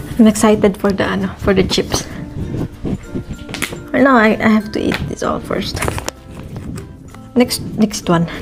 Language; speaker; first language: English; non-native, local second language; Filipino